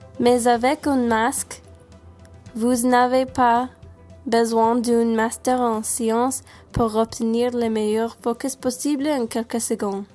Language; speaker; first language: French; non-native, learner; English